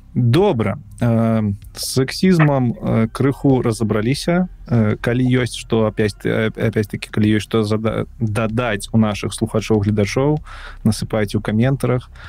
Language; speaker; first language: Belarusian; non-native, local second language; Russian